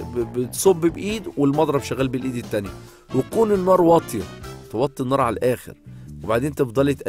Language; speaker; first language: Arabic; native; Arabic